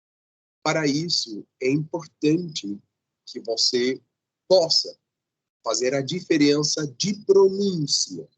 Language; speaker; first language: Portuguese; non-native, fluent; Spanish